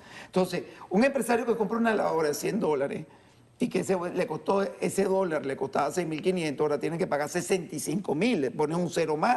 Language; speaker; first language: Spanish; native; Spanish